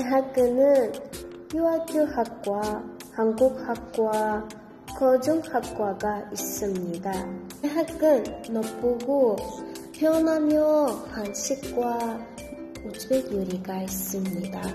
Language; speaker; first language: Korean; non-native, learner; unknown